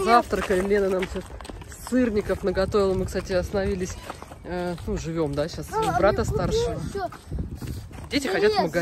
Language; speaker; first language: Russian; native; Russian